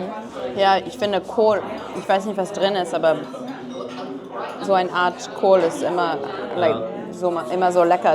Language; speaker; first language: German; non-native, fluent; French